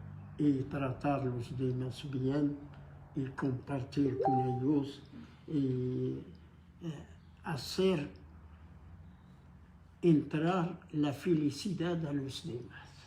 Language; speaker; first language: Spanish; non-native, fluent; Arabic